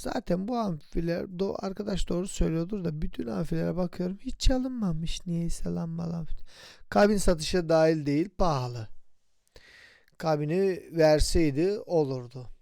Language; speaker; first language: Turkish; native; Turkish